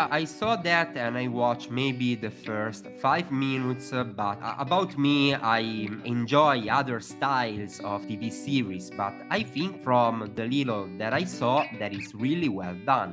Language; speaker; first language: English; non-native, fluent; Italian